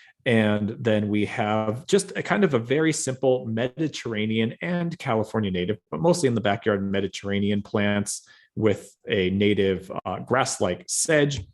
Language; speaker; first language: English; native; English